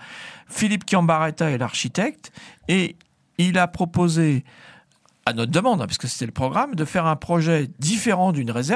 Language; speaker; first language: French; native; French